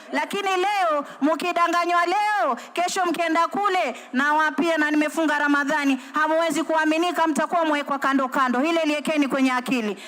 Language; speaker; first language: Swahili; native; Swahili